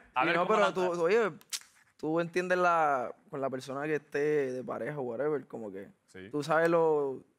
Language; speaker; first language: Spanish; native; Spanish